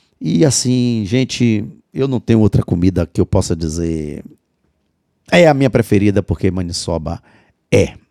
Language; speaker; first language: Portuguese; native; Portuguese